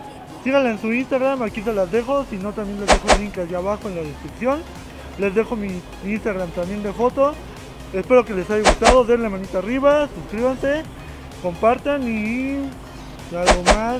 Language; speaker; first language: Spanish; native; Spanish